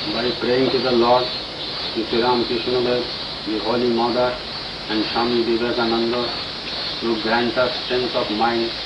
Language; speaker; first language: English; non-native, local second language; Bangla